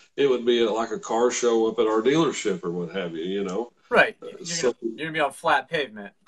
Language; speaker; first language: English; native; English